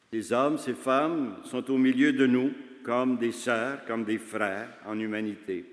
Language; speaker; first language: French; native; French